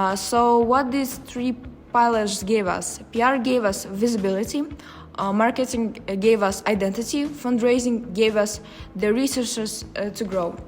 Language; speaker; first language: English; non-native, fluent; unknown